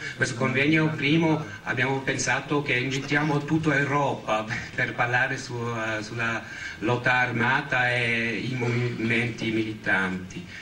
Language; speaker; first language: Italian; non-native, learner; Swiss German